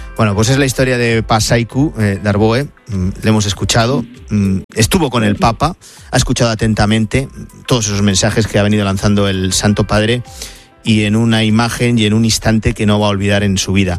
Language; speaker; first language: Spanish; native; Spanish